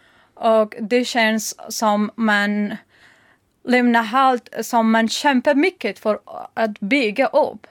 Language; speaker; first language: Swedish; non-native, learner; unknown